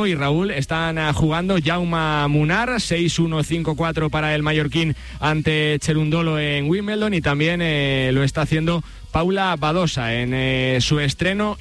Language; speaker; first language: Spanish; native; Spanish